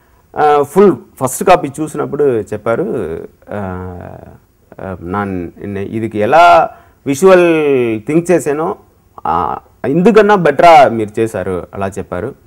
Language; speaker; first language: Telugu; non-native, learner; Tamil